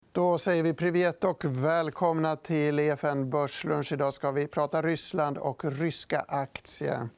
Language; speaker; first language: Swedish; native; Swedish